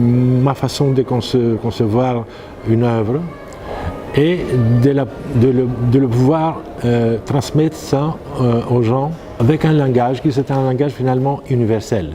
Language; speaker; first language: French; non-native, fluent; Greek